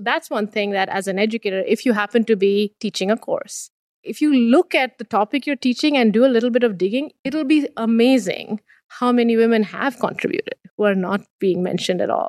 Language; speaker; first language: English; non-native, local second language; Bangla